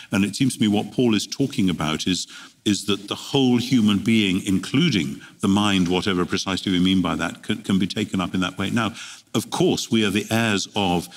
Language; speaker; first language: English; native; English